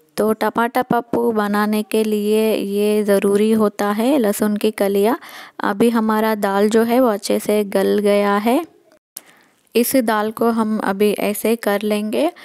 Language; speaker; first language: Hindi; non-native, local second language; Telugu